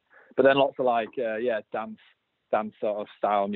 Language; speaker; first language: English; native; English